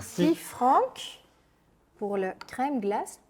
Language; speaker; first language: French; non-native, local second language; Dutch